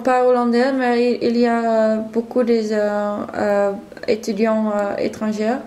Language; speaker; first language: French; non-native, learner; Dutch